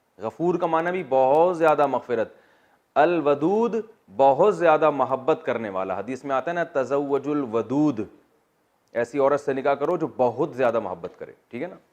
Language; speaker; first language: Urdu; native; Urdu